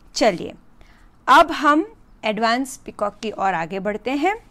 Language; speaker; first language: Hindi; non-native, local second language; Gujarati